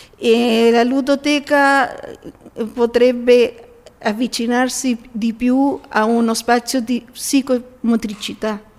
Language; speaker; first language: Italian; early bilingual, heritage; Spanish